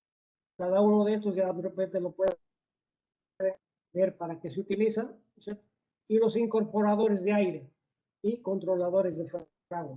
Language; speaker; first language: Spanish; native; Spanish